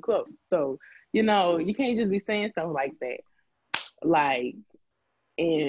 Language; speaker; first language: English; native; English